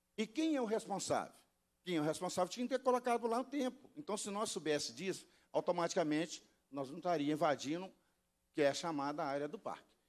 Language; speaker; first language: Portuguese; native; Portuguese